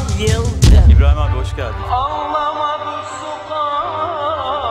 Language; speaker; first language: Turkish; native; Turkish